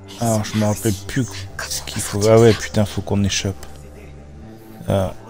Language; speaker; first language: French; native; French